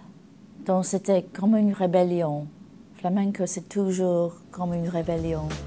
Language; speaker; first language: French; non-native, learner; English